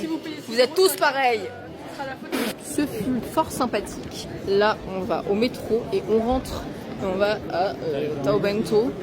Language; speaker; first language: French; native; French